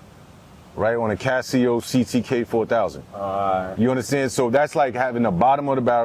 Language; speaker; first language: English; native; English